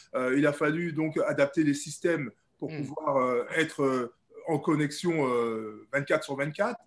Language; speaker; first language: French; native; French